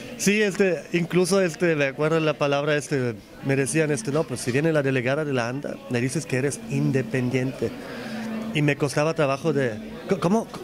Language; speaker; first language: Spanish; non-native, fluent; Polish